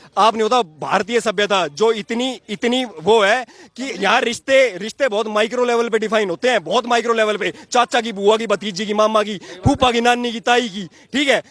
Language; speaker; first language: Hindi; native; Hindi